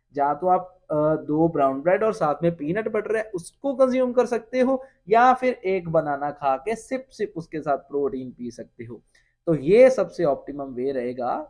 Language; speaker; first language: Hindi; non-native, local second language; Punjabi